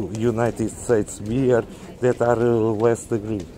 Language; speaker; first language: English; non-native, learner; Portuguese